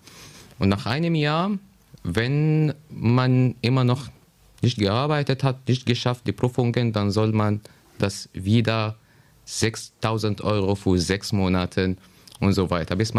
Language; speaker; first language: German; non-native, learner; Arabic